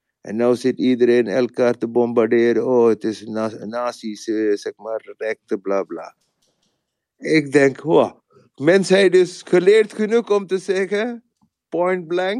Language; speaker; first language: Dutch; non-native, learner; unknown